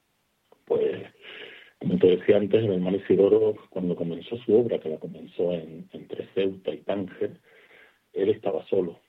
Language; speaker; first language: Spanish; native; Spanish